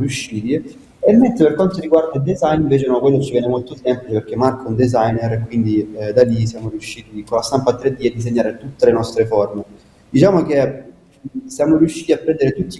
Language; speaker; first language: Italian; native; Italian